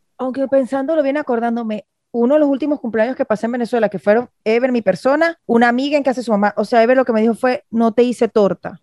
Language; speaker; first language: Spanish; native; Spanish